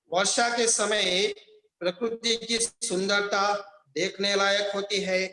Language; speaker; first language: Hindi; non-native, local second language; Telugu